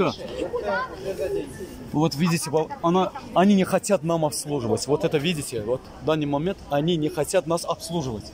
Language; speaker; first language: Russian; non-native, learner; Azerbaijani